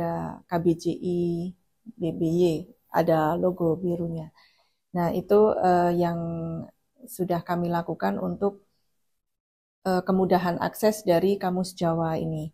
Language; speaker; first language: Indonesian; non-native, local second language; Javanese